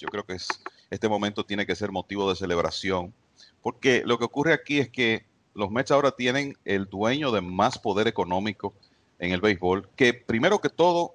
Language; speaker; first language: Spanish; native; Spanish